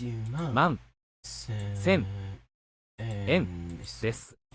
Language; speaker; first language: Japanese; non-native, learner; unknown